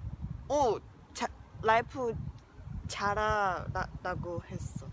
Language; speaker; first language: Korean; non-native, learner; Chinese